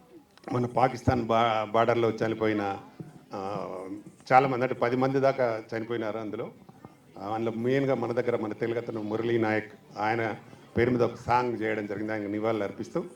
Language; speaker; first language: Telugu; native; Telugu